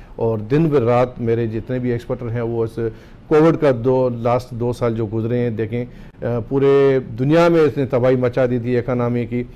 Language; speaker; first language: Urdu; native; Urdu